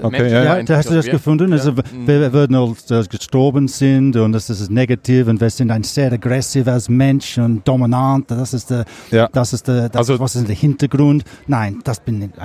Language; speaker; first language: German; non-native, learner; English